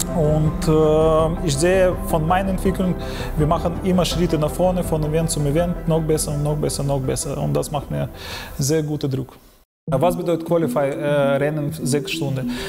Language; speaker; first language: German; non-native, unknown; Ukrainian